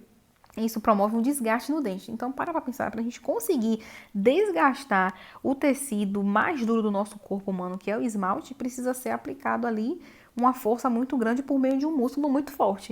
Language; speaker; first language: Portuguese; native; Portuguese